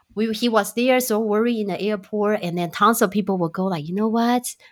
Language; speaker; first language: English; non-native, fluent; Chinese